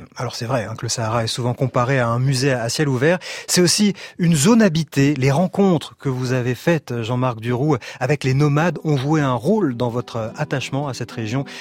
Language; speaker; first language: French; native; French